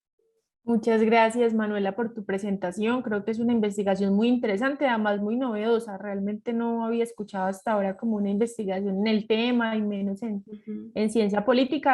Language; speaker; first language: Spanish; native; Spanish